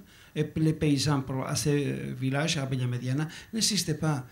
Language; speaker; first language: French; non-native, learner; Basque